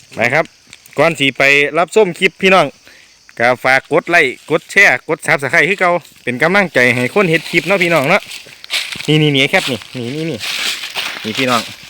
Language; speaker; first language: Thai; native; Thai